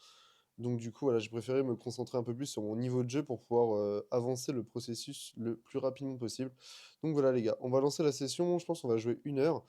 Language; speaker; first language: French; native; French